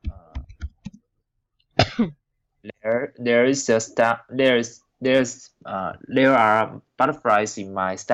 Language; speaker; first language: English; non-native, learner; Chinese